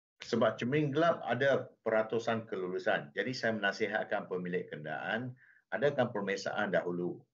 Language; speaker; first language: Malay; non-native, local second language; Chinese